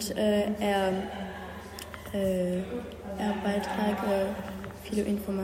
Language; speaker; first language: German; non-native, learner; French